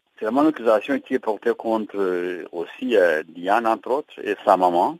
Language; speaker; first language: French; non-native, local second language; Kinyarwanda